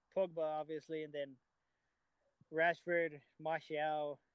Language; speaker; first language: English; native; English